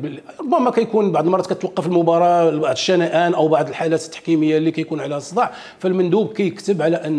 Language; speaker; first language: Arabic; native; Arabic